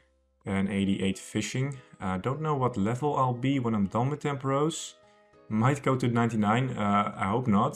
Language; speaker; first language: English; non-native, fluent; Dutch